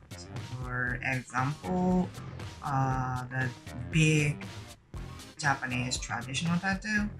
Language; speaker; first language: English; non-native, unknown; Japanese